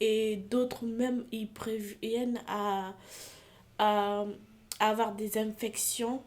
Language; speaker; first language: French; non-native, fluent; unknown